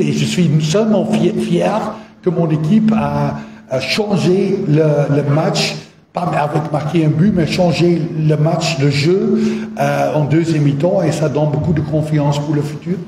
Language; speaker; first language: French; non-native, fluent; Dutch